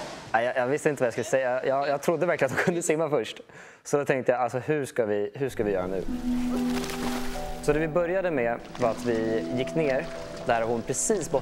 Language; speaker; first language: Swedish; native; Swedish